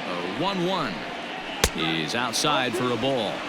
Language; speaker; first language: English; native; English